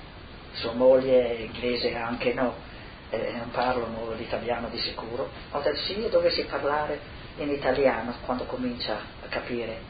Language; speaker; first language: Italian; non-native, local second language; Friulian